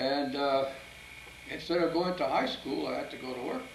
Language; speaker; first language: English; early bilingual, other home language; Italian